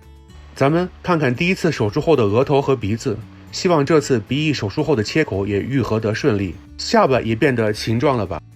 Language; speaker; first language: Chinese; native; Chinese